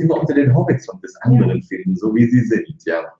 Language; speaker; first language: German; native; German